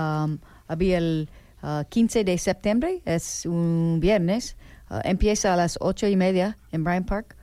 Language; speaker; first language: Spanish; non-native, learner; English